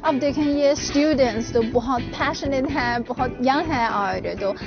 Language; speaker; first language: Hindi; non-native, fluent; Chinese